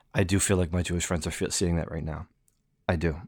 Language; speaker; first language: English; native; English